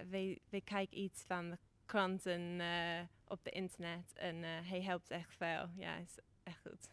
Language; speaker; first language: Dutch; non-native, learner; English